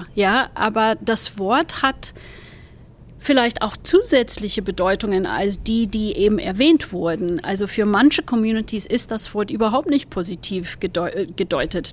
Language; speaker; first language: German; non-native, fluent; English